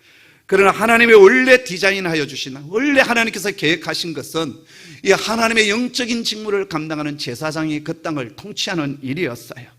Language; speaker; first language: Korean; native; Korean